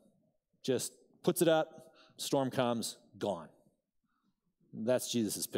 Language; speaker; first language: English; native; English